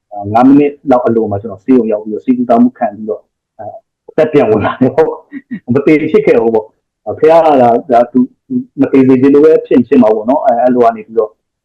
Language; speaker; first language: Burmese; native; Burmese